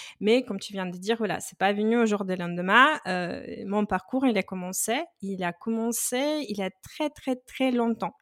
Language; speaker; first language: French; non-native, fluent; Russian